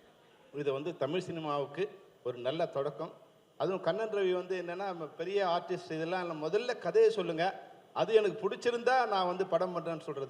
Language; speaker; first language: Tamil; native; Tamil